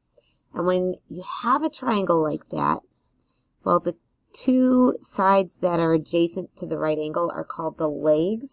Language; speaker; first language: English; native; English